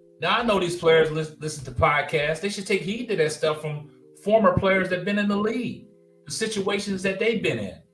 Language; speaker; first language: English; native; English